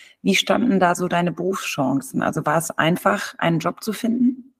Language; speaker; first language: German; native; German